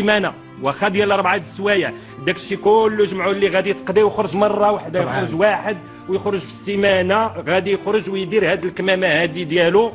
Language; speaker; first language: Arabic; native; Arabic